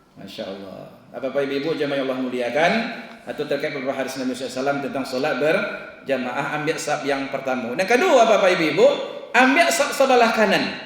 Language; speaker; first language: Malay; non-native, local second language; Minangkabau